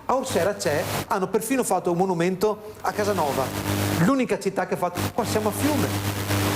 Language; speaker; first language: Italian; native; Italian